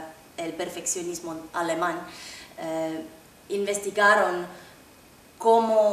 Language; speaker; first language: Spanish; non-native, fluent; Finnish